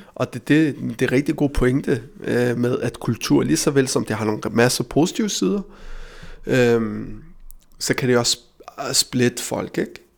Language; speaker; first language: Danish; early bilingual, other home language; Riffian